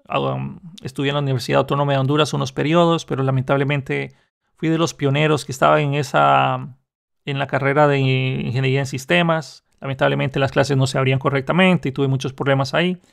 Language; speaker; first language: Spanish; native; Spanish